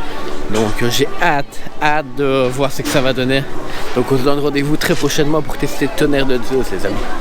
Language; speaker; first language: French; native; French